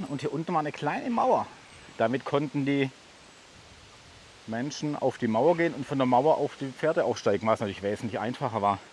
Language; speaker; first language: German; native; German